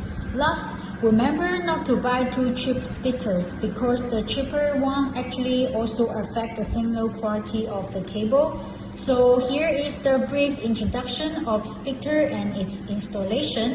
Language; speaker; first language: English; non-native, fluent; Chinese